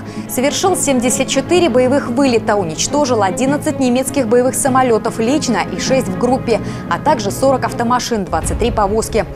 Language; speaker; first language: Russian; native; Russian